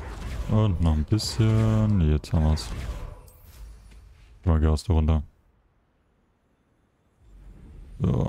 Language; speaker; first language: German; native; German